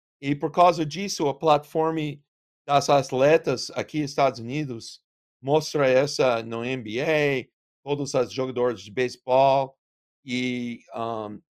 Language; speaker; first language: Portuguese; non-native, learner; English